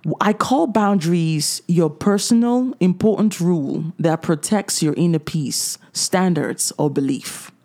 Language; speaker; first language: English; native; English